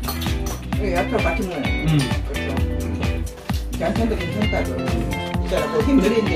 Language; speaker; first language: Korean; native; Korean